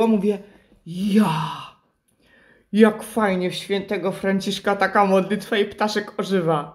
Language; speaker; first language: Polish; native; Polish